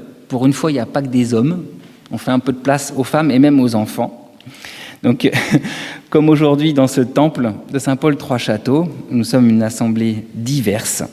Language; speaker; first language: French; native; French